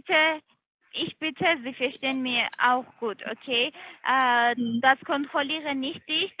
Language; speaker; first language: German; non-native, learner; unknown